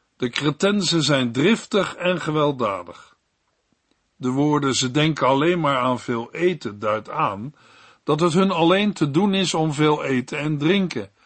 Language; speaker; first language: Dutch; native; Dutch